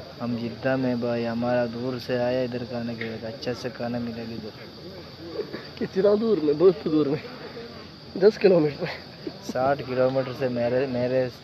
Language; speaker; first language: Hindi; non-native, local second language; Malayalam